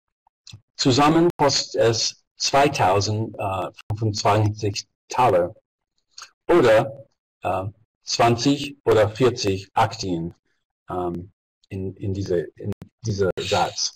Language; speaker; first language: German; non-native, fluent; English